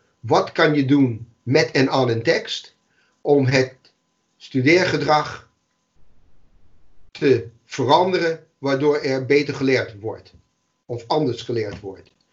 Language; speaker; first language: Dutch; non-native, fluent; English